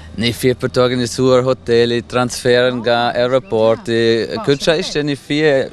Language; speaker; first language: Albanian; non-native, fluent; German